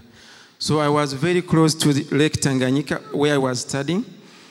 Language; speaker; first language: English; non-native, local second language; Kinyarwanda